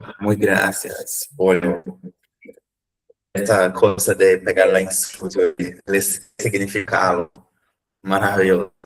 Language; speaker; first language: Spanish; non-native, learner; Portuguese